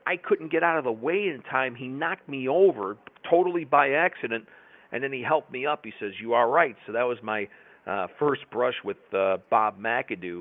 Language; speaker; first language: English; native; English